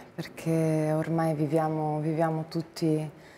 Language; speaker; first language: Italian; non-native, fluent; Ukrainian